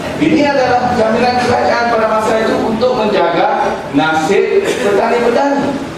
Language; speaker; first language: Malay; non-native, local second language; Chinese